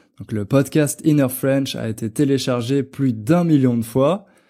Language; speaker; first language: French; native; French